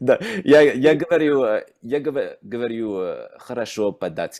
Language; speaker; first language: Russian; non-native, learner; English